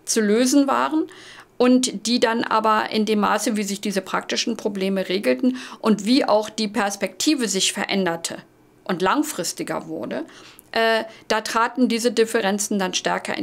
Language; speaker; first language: German; native; German